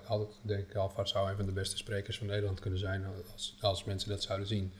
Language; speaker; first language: Dutch; native; Dutch